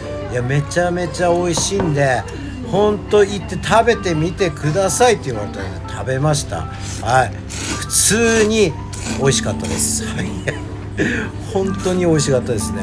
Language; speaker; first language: Japanese; native; Japanese